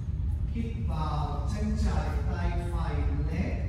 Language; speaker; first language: Vietnamese; non-native, learner; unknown